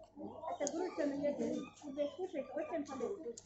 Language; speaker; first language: Russian; non-native, local second language; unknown